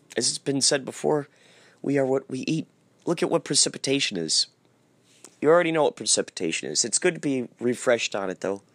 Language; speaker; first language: English; native; English